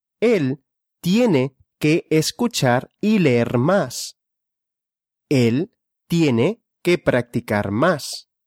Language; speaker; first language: Spanish; non-native, fluent; Russian